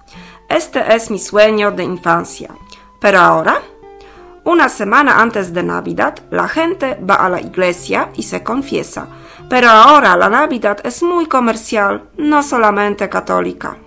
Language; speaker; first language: Spanish; non-native, learner; Polish